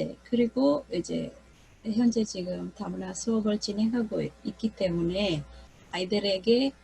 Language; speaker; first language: Korean; non-native, fluent; Sinhala